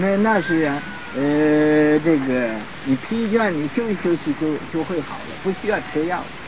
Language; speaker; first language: Chinese; native; Chinese